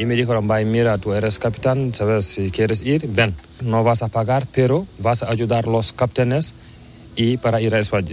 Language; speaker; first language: Spanish; non-native, learner; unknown